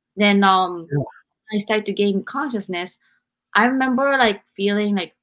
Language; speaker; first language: English; non-native, fluent; Japanese